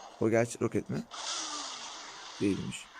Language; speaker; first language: Turkish; native; Turkish